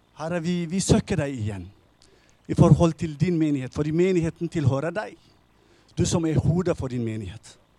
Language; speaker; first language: Norwegian; non-native, fluent; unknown